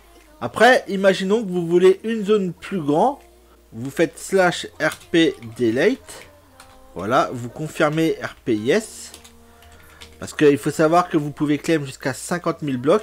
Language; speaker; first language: French; native; French